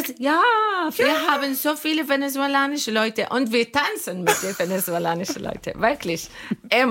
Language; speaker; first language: German; non-native, learner; Arabic